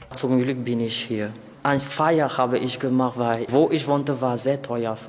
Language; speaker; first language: German; non-native, learner; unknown